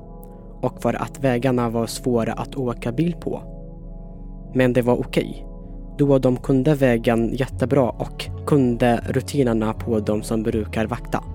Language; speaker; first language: Swedish; non-native, fluent; Tigrinya